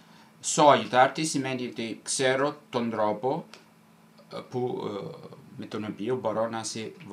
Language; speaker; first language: Greek; non-native, fluent; Italian